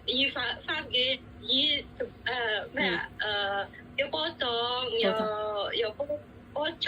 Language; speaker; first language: Cantonese; non-native, learner; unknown